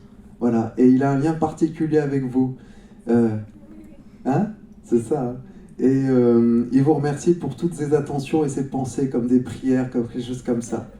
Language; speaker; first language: French; native; French